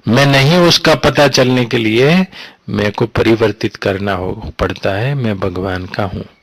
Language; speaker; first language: Hindi; non-native, local second language; Gujarati